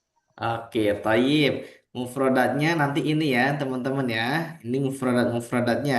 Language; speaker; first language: Malay; native; Malay